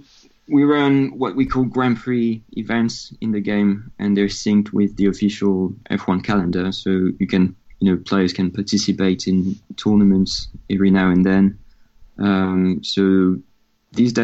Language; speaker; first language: English; non-native, fluent; French